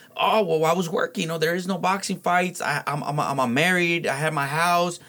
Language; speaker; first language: English; early bilingual, other home language; Spanish